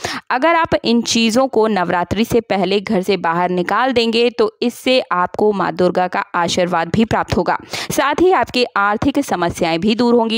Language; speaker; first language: Hindi; native; Hindi